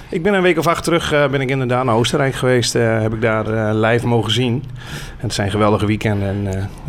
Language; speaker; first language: Dutch; native; Dutch